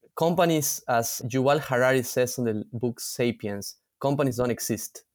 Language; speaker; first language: English; non-native, fluent; Spanish